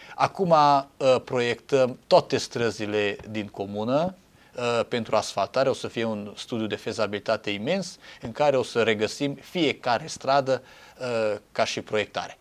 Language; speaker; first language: Romanian; non-native, local second language; Hungarian